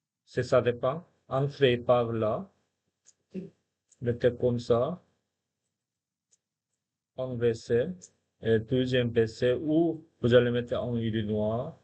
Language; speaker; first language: French; non-native, fluent; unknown